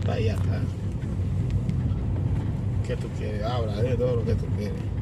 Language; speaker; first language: Spanish; non-native, fluent; Haitian Creole